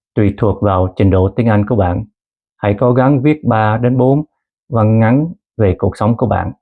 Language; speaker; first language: Vietnamese; early bilingual, heritage; Vietnamese